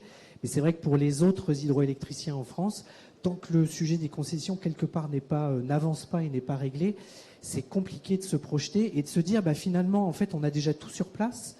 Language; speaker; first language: French; native; French